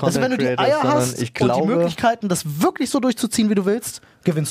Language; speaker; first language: German; native; German